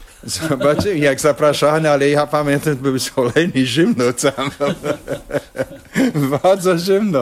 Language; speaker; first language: Polish; non-native, fluent; English